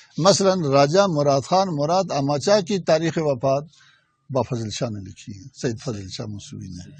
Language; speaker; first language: Urdu; non-native, local second language; Balti